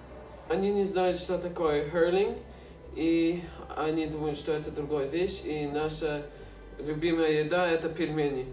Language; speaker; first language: Russian; early bilingual, heritage; Russian